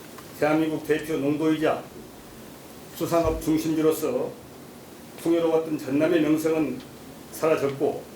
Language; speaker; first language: Korean; native; Korean